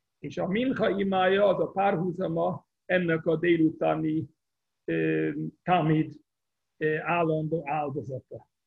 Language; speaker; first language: Hungarian; early bilingual, heritage; Hungarian